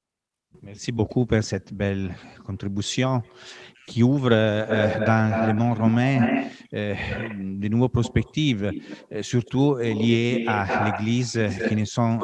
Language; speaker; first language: French; non-native, fluent; Italian